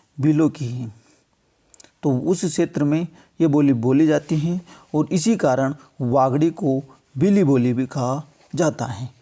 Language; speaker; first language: Hindi; native; Hindi